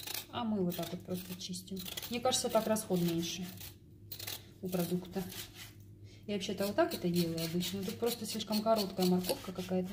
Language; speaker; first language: Russian; native; Russian